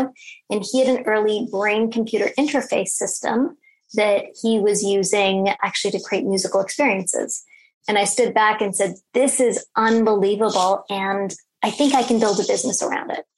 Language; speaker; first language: English; native; English